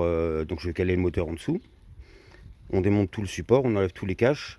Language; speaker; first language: French; native; French